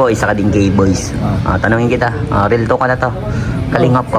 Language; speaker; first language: Filipino; native; Filipino